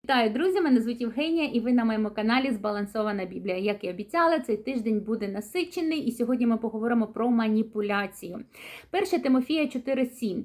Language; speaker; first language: Ukrainian; native; Ukrainian